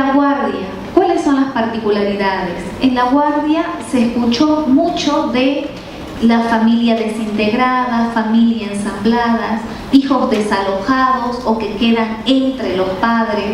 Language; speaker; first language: Spanish; native; Spanish